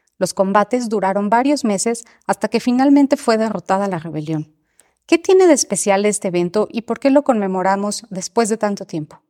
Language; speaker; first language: Spanish; native; Spanish